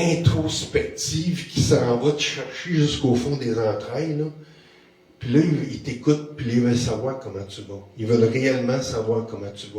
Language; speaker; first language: French; native; French